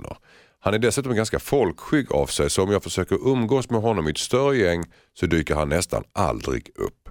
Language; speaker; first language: Swedish; native; Swedish